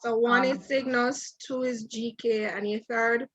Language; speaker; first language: English; native; English